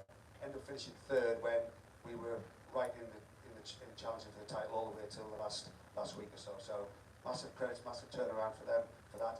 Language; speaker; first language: English; native; English